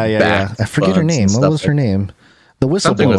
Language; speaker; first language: English; native; English